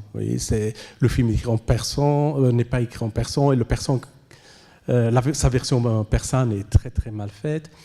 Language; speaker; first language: French; non-native, fluent; Persian